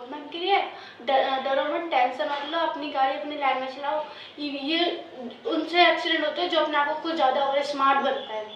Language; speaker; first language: Hindi; native; Hindi